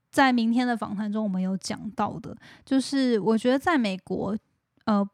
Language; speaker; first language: Chinese; native; Chinese